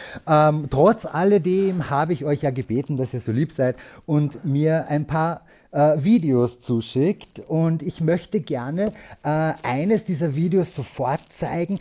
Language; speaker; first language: German; native; German